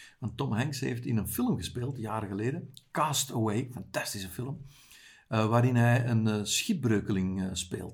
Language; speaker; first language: Dutch; native; Dutch